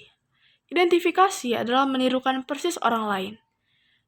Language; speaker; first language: Indonesian; native; Indonesian